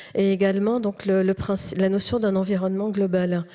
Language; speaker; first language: French; native; French